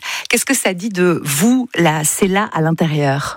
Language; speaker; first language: French; native; French